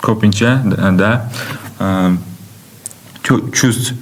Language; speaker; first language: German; non-native, learner; Uzbek